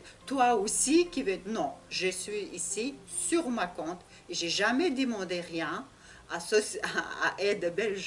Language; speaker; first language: French; non-native, learner; Russian